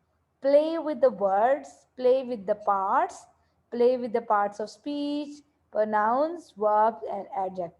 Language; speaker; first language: English; non-native, local second language; Urdu